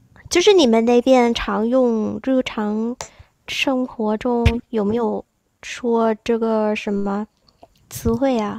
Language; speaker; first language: Chinese; non-native, fluent; Vietnamese